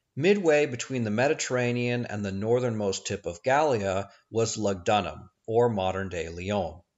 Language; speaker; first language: English; native; English